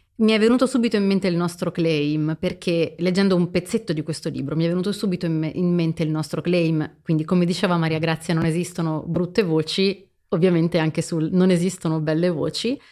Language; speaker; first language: Italian; native; Italian